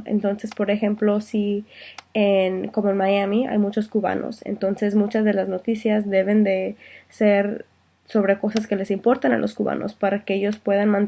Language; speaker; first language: Spanish; early bilingual, heritage; Spanish